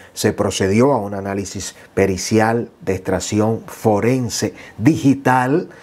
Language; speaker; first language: Spanish; native; Spanish